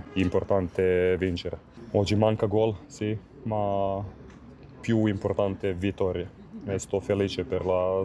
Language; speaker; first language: Italian; non-native, learner; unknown